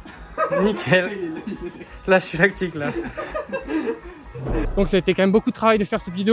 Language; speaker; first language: French; native; French